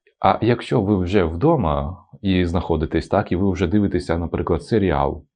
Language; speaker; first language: Ukrainian; non-native, local second language; Russian